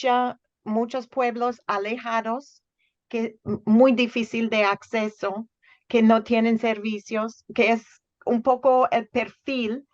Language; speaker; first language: Spanish; non-native, fluent; English